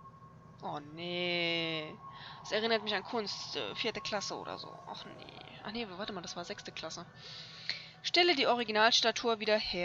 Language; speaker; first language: German; native; German